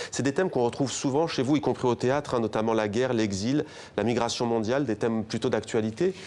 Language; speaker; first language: French; native; French